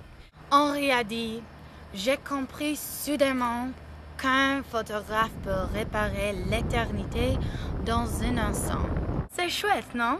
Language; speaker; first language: French; non-native, learner; English